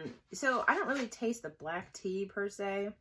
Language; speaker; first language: English; native; English